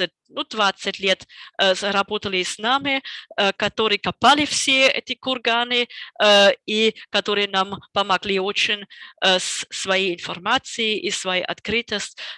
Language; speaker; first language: Russian; non-native, fluent; German